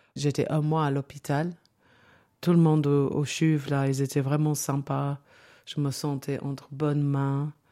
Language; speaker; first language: French; non-native, fluent; English